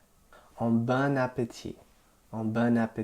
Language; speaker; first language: French; non-native, fluent; English